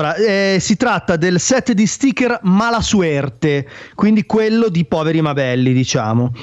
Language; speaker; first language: Italian; native; Italian